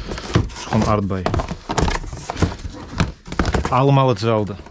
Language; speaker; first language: Dutch; non-native, fluent; Russian